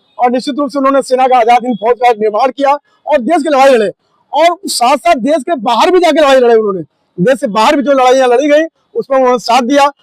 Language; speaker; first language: Hindi; native; Hindi